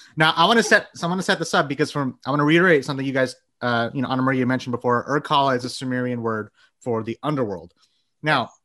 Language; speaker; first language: English; early bilingual, other home language; Bangla